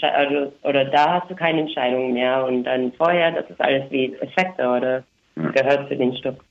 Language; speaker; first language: German; non-native, fluent; English